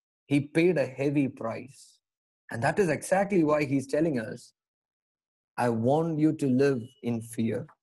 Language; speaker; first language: English; non-native, local second language; Malayalam